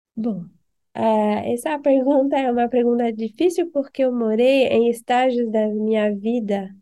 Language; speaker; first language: Portuguese; non-native, fluent; French